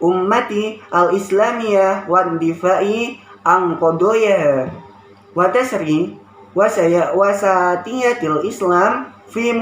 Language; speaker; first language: Arabic; non-native, learner; Indonesian